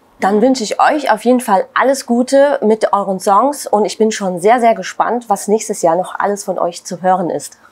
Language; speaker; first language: German; native; German